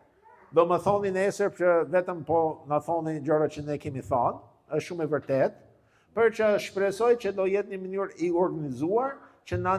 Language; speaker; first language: Albanian; non-native, fluent; English